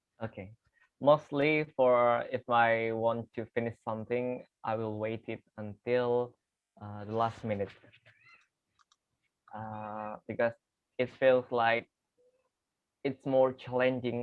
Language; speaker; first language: English; non-native, learner; Indonesian